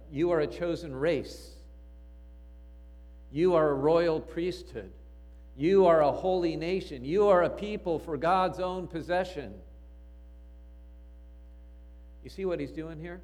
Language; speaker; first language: English; native; English